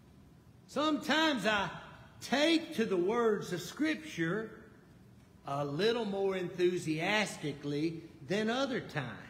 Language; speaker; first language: English; native; English